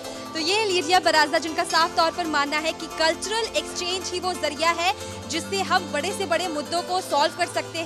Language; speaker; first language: Hindi; native; Hindi